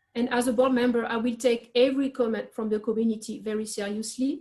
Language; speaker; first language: English; non-native, fluent; French